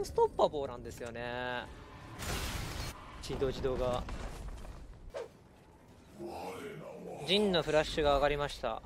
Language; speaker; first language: Japanese; native; Japanese